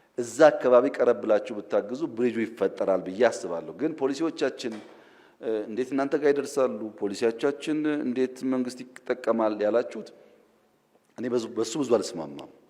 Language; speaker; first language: Amharic; non-native, local second language; Oromo